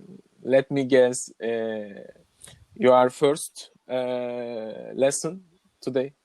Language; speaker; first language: English; non-native, learner; Turkish